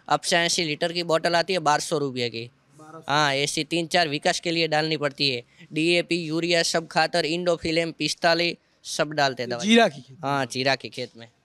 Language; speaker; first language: Hindi; non-native, local second language; Gujarati